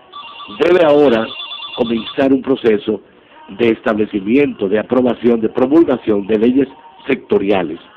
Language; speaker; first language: Spanish; native; Spanish